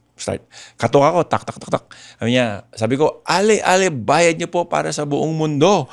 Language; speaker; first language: Filipino; native; Filipino